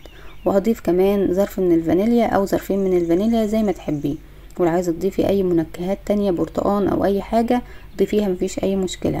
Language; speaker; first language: Arabic; native; Arabic